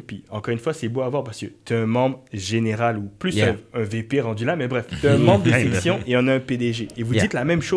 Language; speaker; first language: French; native; French